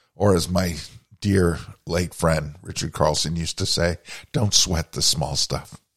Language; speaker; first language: English; native; English